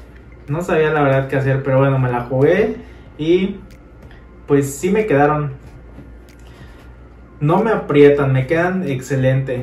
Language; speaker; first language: Spanish; native; Spanish